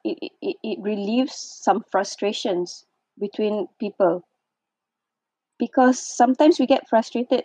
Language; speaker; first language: English; non-native, local second language; Malay